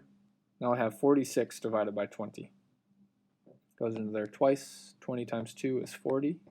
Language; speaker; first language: English; native; English